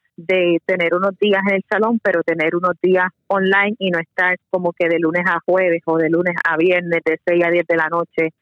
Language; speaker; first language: Spanish; native; Spanish